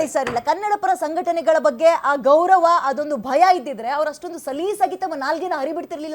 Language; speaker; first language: Kannada; native; Kannada